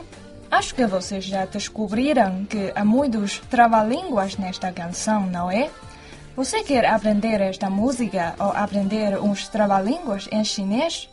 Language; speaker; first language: Portuguese; non-native, fluent; Chinese